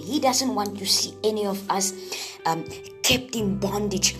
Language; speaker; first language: English; non-native, local second language; Afrikaans